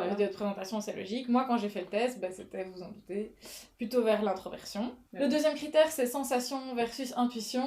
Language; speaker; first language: French; native; French